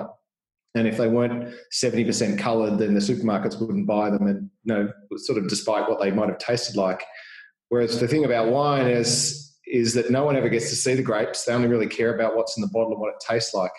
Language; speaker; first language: English; native; English